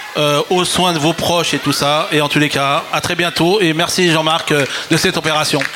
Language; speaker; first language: French; native; French